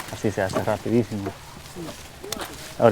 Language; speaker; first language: Spanish; early bilingual, heritage; English